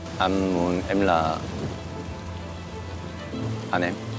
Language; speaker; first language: Vietnamese; non-native, learner; Korean